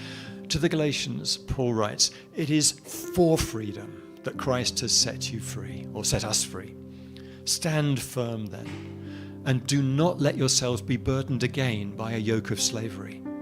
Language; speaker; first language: English; native; English